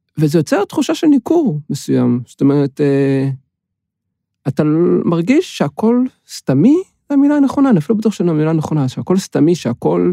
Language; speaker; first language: Hebrew; native; Hebrew